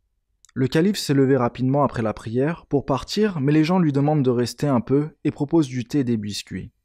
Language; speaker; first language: French; native; French